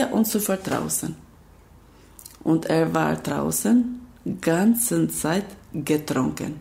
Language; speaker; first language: German; non-native, learner; Albanian